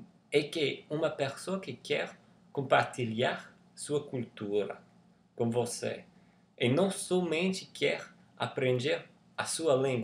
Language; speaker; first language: Portuguese; non-native, learner; English